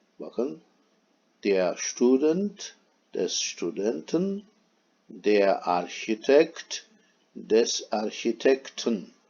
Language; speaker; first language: German; non-native, fluent; Turkish